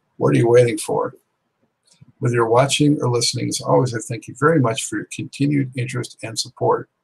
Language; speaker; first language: English; native; English